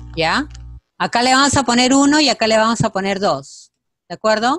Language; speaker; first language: Spanish; native; Spanish